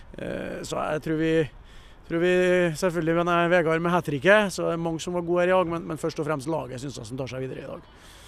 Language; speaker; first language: Norwegian; native; Norwegian